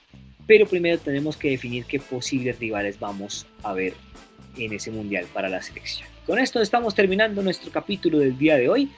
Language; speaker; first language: Spanish; native; Spanish